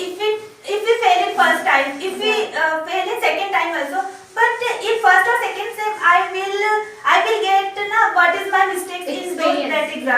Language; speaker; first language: English; non-native, learner; Hindi